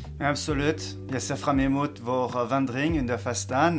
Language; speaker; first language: Swedish; non-native, fluent; French